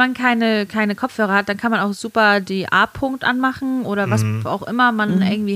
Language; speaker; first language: German; native; German